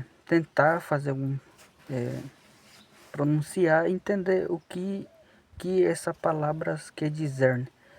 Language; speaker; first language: Portuguese; non-native, local second language; Guarani